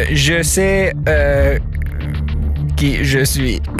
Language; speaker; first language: French; non-native, learner; Swedish